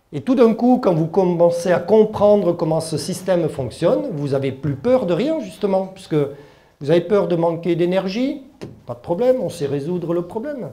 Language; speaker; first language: French; early bilingual, other home language; German